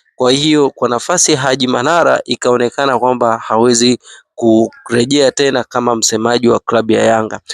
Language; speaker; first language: Swahili; native; Swahili